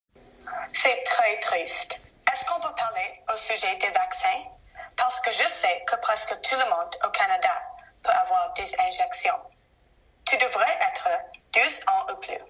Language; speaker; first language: French; non-native, learner; English